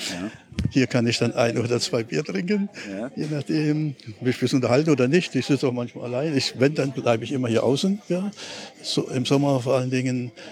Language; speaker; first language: German; native; German